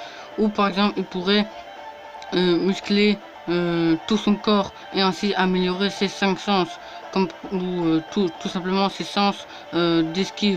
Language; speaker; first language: French; native; French